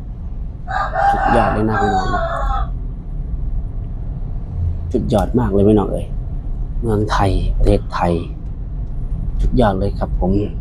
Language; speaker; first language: Thai; non-native, local second language; Lao